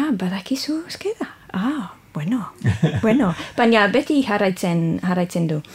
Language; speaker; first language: Basque; non-native, learner; English